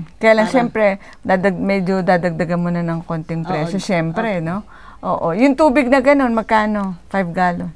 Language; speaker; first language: Filipino; native; Filipino